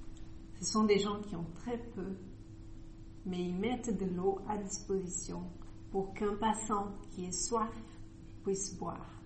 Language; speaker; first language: French; non-native, fluent; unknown